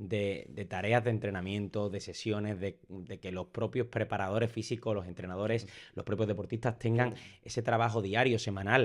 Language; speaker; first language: Spanish; native; Spanish